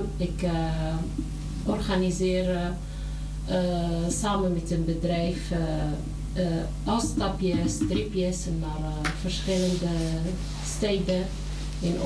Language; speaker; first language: Dutch; non-native, learner; Arabic